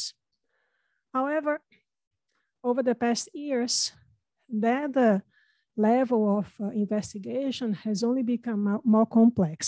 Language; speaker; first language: English; non-native, fluent; Portuguese